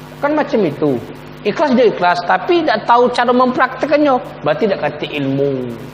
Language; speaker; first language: Malay; native; Malay